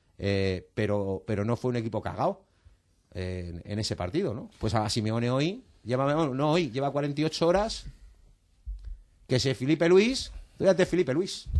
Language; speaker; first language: Spanish; native; Spanish